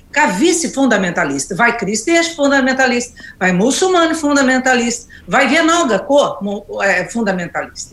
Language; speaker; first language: Latvian; non-native, learner; Portuguese